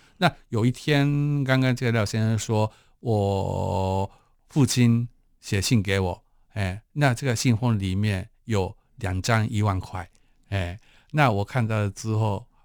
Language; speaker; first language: Chinese; non-native, fluent; Japanese